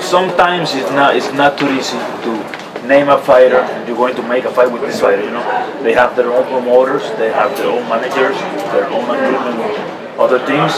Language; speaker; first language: English; non-native, fluent; Spanish